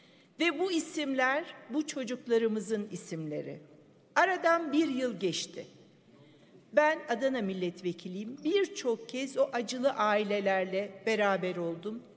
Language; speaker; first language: Turkish; native; Turkish